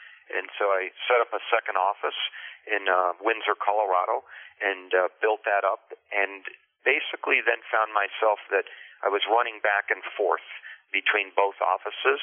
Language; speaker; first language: English; early bilingual, other home language; Spanish